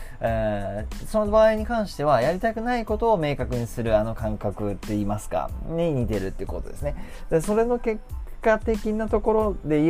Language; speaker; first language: Japanese; native; Japanese